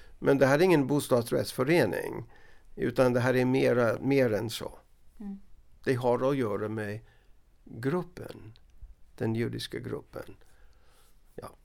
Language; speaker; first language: Swedish; non-native, fluent; English